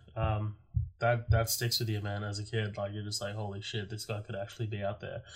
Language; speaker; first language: English; native; English